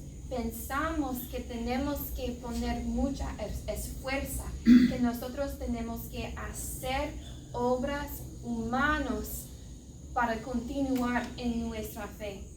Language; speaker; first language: Spanish; non-native, learner; English